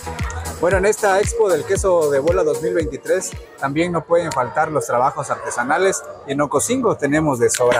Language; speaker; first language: Spanish; native; Spanish